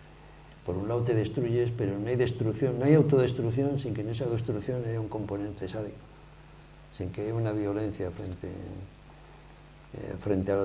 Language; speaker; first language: Spanish; native; Spanish